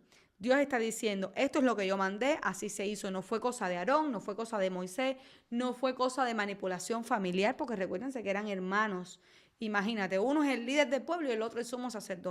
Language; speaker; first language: Spanish; native; Spanish